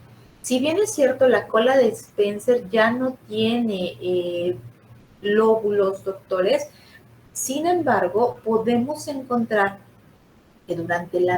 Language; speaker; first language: Spanish; native; Spanish